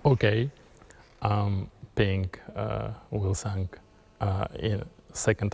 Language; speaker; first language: English; non-native, learner; Kazakh